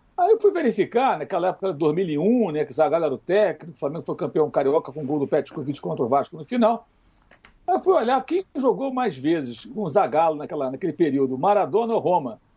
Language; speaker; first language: Portuguese; native; Portuguese